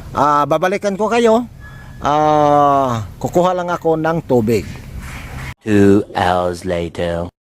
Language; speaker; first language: Filipino; non-native, local second language; Cebuano